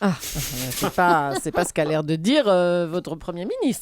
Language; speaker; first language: French; native; French